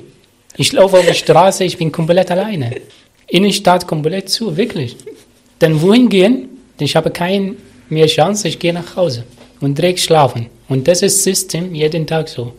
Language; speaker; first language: German; non-native, learner; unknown